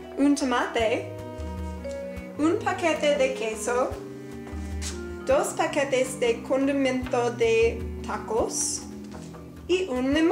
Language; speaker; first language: Spanish; non-native, learner; English